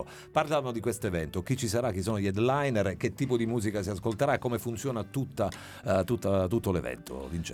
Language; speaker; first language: Italian; native; Italian